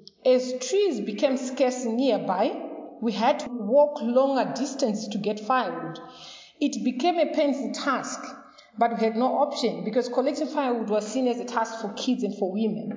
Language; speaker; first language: English; non-native, local second language; Shona